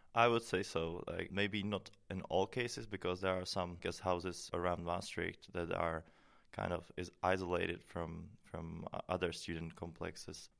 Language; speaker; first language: English; non-native, fluent; Czech